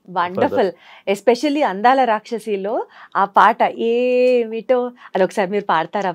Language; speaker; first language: Telugu; native; Telugu